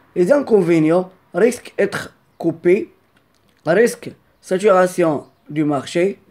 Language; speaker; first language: French; non-native, local second language; Arabic